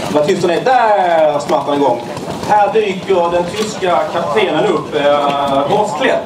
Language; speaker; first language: Swedish; native; Swedish